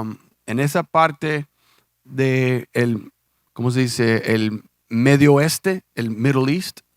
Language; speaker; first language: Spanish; early bilingual, heritage; Spanish